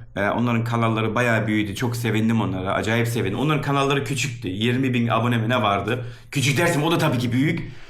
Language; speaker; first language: Turkish; early bilingual, heritage; Turkish